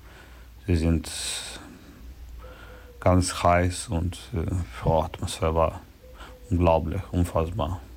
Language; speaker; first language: German; non-native, learner; Ukrainian